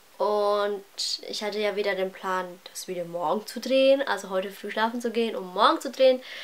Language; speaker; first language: German; early bilingual, other home language; Vietnamese